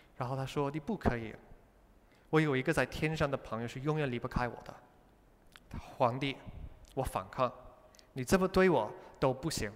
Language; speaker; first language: Chinese; non-native, fluent; English